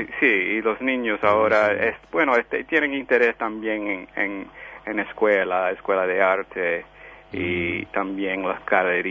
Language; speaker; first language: Spanish; early bilingual, heritage; Spanish